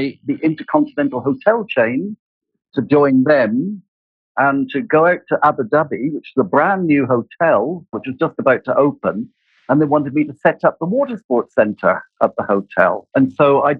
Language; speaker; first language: English; native; English